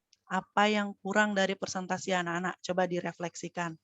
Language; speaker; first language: Indonesian; native; Indonesian